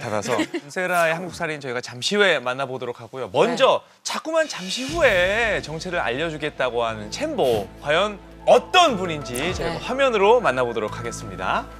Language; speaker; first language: Korean; native; Korean